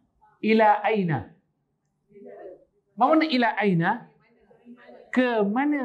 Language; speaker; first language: Arabic; non-native, fluent; Malay